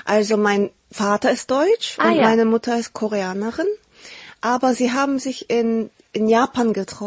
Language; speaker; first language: German; early bilingual, heritage; Korean